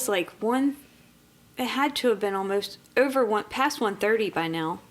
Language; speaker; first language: English; native; English